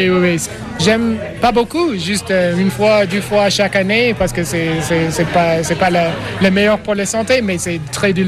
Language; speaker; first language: French; non-native, fluent; English